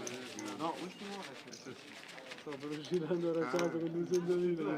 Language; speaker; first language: Italian; non-native, fluent; Albanian